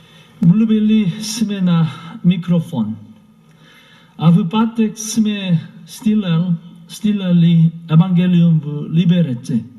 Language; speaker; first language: Czech; non-native, learner; Korean